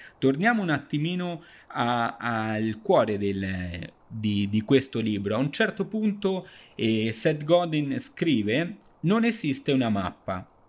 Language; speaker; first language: Italian; non-native, fluent; Spanish